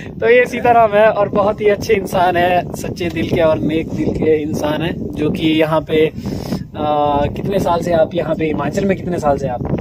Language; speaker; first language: Hindi; native; Hindi